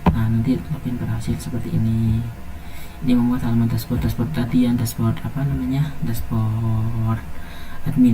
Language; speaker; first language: Indonesian; native; Indonesian